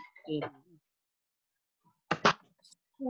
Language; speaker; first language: Māori; non-native, learner; English